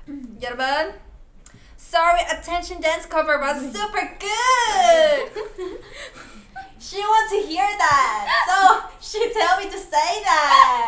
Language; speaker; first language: English; non-native, learner; Korean